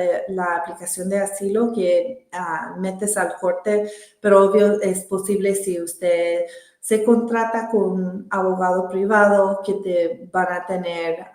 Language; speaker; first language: Spanish; early bilingual, heritage; Spanish